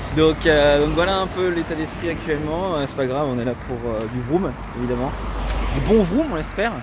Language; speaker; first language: French; native; French